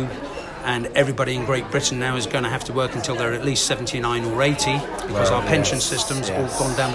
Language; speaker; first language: English; native; English